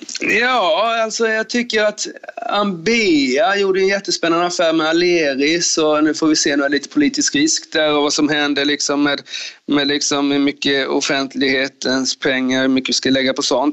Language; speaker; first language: Swedish; native; Swedish